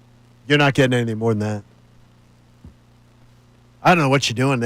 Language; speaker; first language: English; native; English